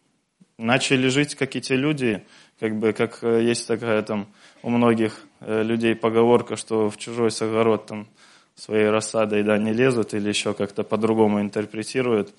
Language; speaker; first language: Russian; native; Russian